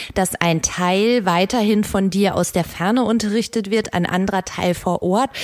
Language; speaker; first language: German; native; German